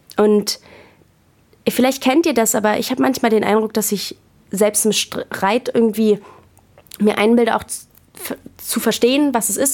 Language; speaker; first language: German; native; German